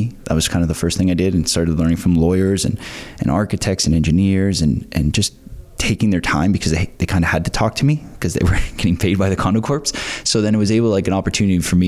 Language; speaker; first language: English; native; English